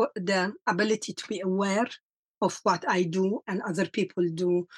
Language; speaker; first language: English; non-native, fluent; Arabic